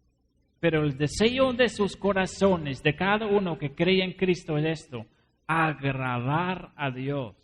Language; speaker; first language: Spanish; non-native, fluent; Dutch